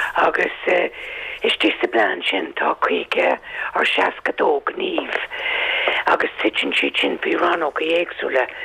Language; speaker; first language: Irish; native; Irish